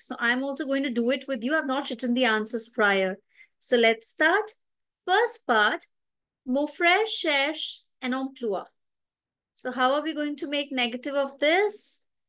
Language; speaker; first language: English; non-native, local second language; Hindi